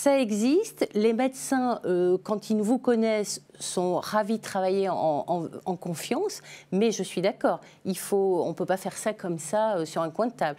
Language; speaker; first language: French; native; French